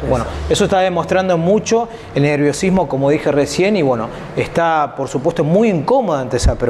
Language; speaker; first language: Spanish; native; Spanish